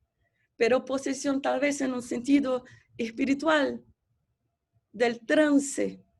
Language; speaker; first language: Spanish; non-native, fluent; Portuguese